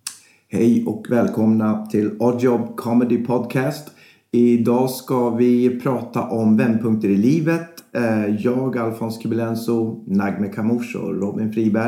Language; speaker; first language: Swedish; native; Swedish